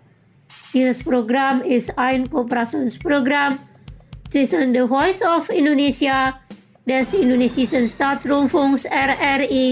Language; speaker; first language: German; non-native, fluent; Indonesian